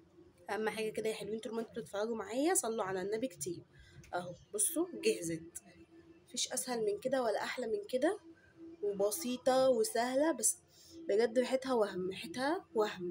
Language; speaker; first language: Arabic; native; Arabic